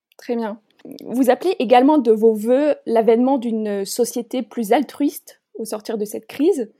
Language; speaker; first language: French; native; French